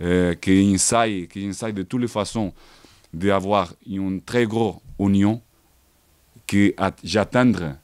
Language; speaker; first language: French; non-native, learner; Portuguese